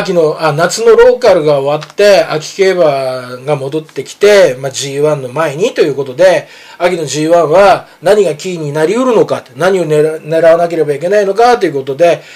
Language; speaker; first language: Japanese; native; Japanese